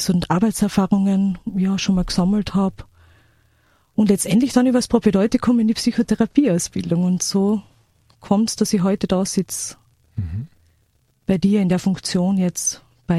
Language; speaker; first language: German; native; German